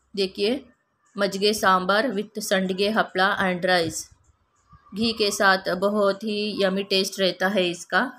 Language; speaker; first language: Hindi; non-native, local second language; Kannada